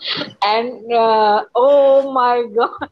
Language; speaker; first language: English; non-native, learner; Urdu